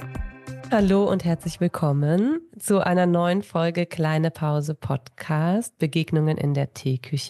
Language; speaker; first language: German; native; German